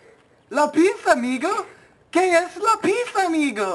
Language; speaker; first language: Spanish; non-native, learner; English